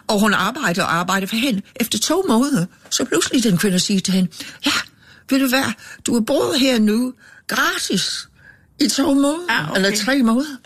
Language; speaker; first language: Danish; non-native, fluent; English